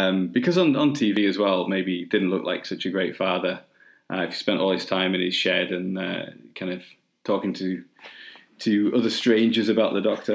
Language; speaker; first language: English; native; English